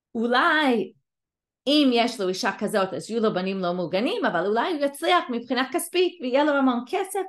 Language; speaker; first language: Hebrew; non-native, fluent; English